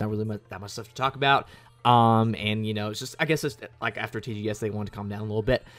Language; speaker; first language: English; native; English